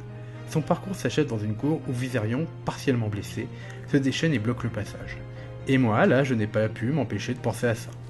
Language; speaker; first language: French; native; French